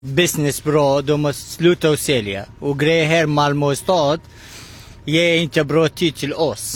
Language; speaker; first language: Swedish; non-native, learner; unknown